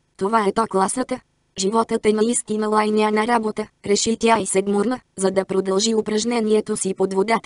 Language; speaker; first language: Bulgarian; native; Bulgarian